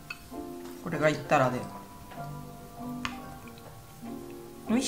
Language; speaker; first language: Japanese; native; Japanese